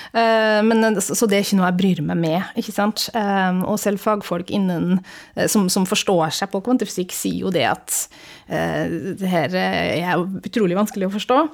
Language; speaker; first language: Norwegian; native; Norwegian